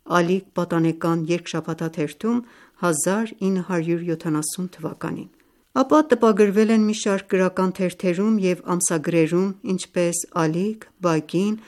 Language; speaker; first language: Armenian; early bilingual, heritage; Armenian